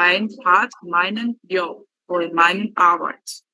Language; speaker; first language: German; non-native, learner; Spanish